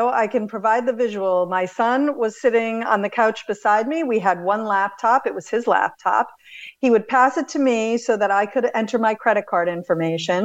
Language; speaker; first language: English; native; English